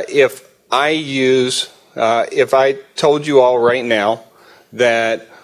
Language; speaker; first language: English; native; English